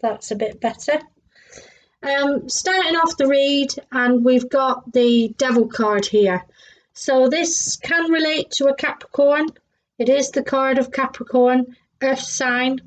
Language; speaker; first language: English; native; English